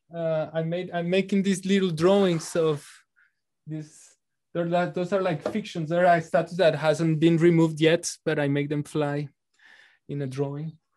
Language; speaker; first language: English; non-native, fluent; Spanish